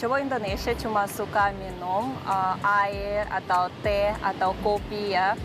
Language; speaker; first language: Indonesian; non-native, fluent; Russian